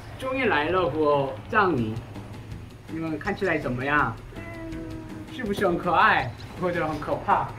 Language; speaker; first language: Chinese; non-native, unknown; Korean